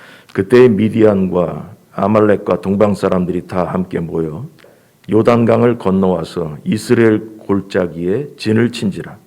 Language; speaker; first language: Korean; native; Korean